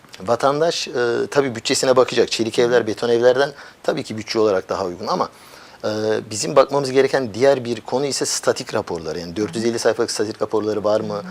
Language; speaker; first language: Turkish; early bilingual, heritage; Turkish